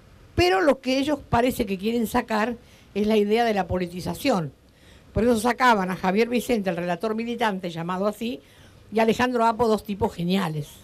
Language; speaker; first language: Spanish; native; Spanish